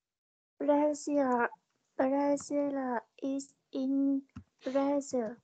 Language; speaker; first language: English; non-native, learner; Vietnamese